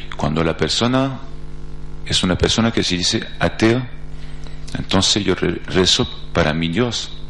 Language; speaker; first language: Spanish; non-native, fluent; French